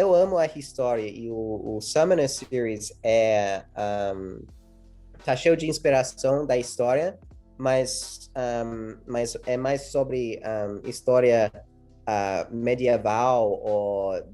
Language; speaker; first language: Portuguese; early bilingual, heritage; English